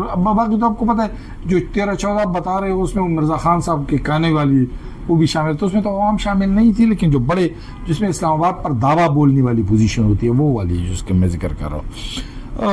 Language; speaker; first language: Urdu; non-native, local second language; Pashto